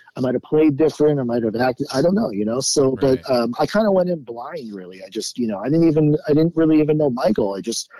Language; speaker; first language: English; native; English